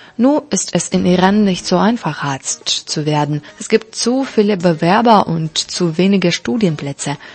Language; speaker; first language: German; non-native, fluent; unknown